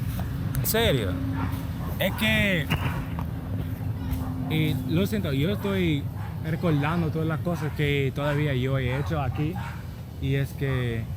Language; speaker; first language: Spanish; non-native, learner; English